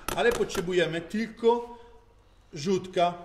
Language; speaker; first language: Polish; non-native, learner; Italian